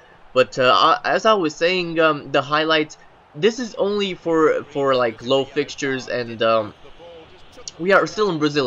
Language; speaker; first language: English; native; English